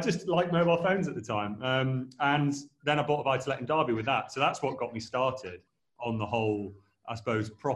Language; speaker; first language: English; native; English